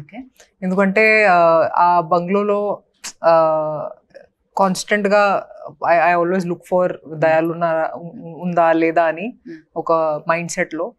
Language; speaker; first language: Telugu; non-native, local second language; Hindi